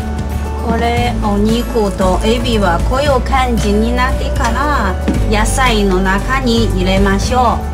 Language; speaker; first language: Japanese; non-native, learner; Chinese